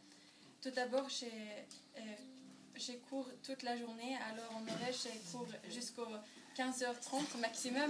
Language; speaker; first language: French; non-native, learner; Norwegian